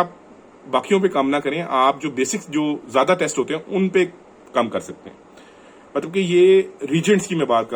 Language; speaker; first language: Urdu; non-native, local second language; Punjabi